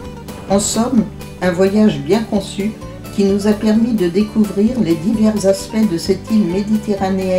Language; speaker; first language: French; native; French